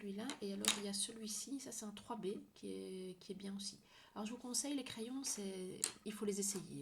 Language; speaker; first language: French; native; French